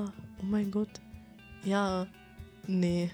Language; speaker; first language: German; native; German